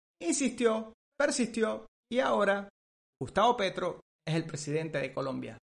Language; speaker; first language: Spanish; native; Spanish